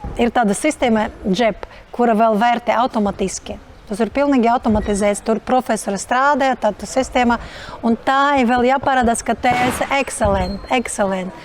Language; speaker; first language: Latvian; non-native, local second language; Russian